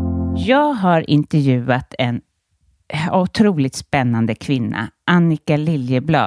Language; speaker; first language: Swedish; native; Swedish